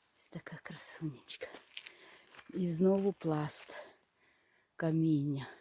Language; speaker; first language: Ukrainian; non-native, local second language; Russian